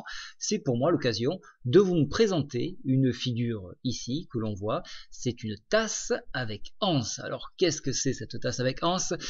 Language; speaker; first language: French; native; French